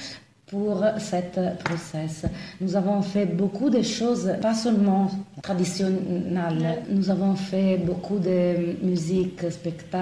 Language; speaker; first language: French; non-native, fluent; Italian